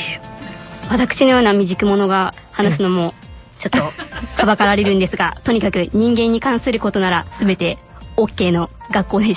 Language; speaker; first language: Japanese; native; Japanese